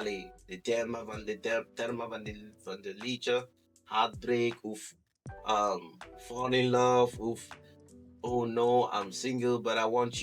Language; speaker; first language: Dutch; non-native, fluent; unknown